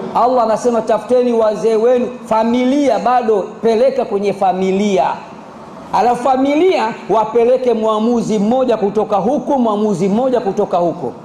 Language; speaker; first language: Swahili; native; Swahili